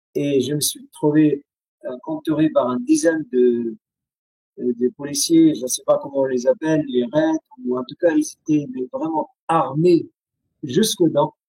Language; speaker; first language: French; non-native, fluent; Arabic